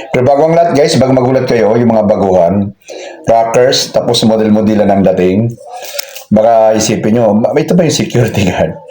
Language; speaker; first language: Filipino; non-native, local second language; Cebuano